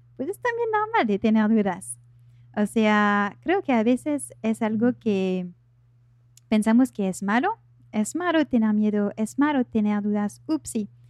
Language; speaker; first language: Spanish; non-native, fluent; French